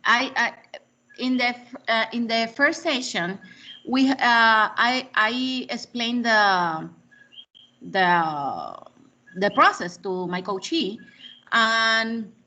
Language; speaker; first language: English; non-native, learner; Spanish